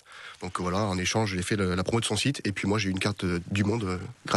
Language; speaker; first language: French; native; French